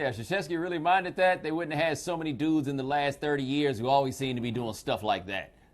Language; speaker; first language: English; native; English